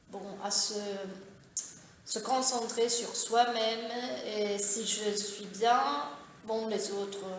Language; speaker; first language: French; non-native, fluent; Italian